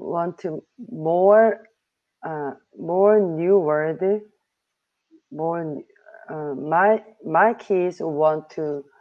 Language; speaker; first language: English; non-native, learner; Korean